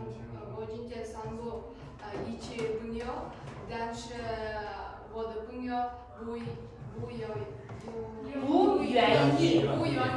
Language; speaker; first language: Chinese; non-native, learner; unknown